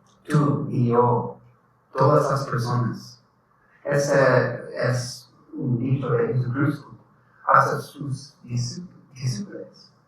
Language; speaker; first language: Spanish; non-native, learner; English